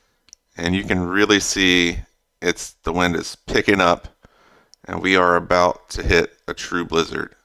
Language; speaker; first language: English; native; English